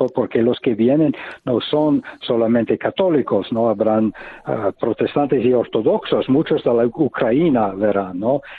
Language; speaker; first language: Spanish; non-native, fluent; English